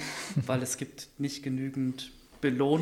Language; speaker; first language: German; native; German